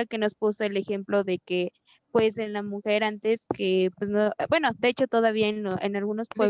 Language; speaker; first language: Spanish; native; Spanish